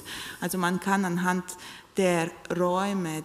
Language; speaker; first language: German; non-native, fluent; Romanian